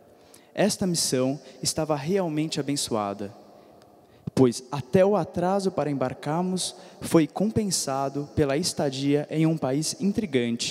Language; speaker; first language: Portuguese; native; Portuguese